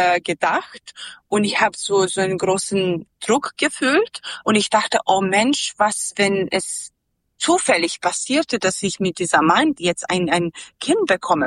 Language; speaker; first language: German; non-native, learner; Serbian